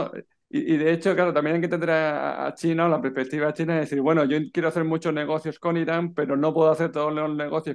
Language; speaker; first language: Spanish; native; Spanish